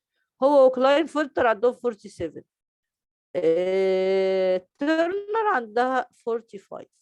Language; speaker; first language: Arabic; native; Arabic